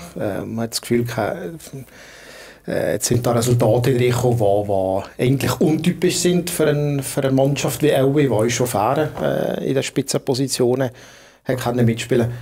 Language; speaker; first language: German; native; German